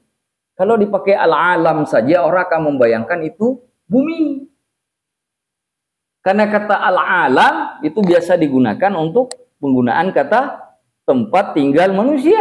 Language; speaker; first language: Indonesian; native; Indonesian